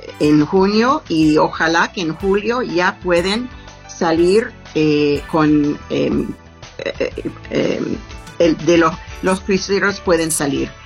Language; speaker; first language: Spanish; non-native, learner; English